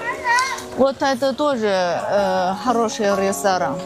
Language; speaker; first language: Russian; non-native, fluent; Chinese